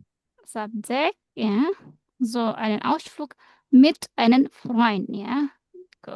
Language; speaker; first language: German; non-native, fluent; Indonesian